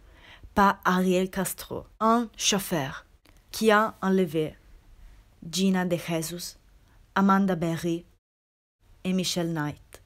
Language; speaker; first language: French; non-native, learner; Italian